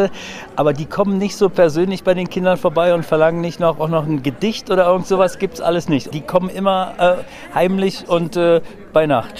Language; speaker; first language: German; native; German